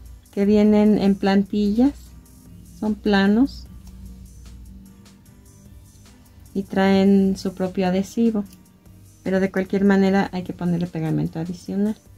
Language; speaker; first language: Spanish; native; Spanish